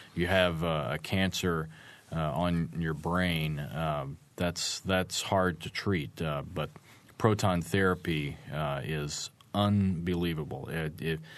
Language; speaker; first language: English; native; English